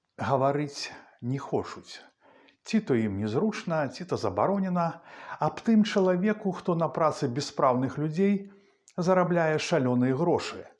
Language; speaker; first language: Belarusian; non-native, local second language; Russian